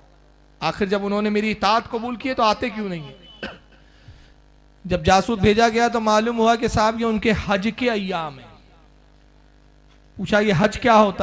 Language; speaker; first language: Urdu; native; Urdu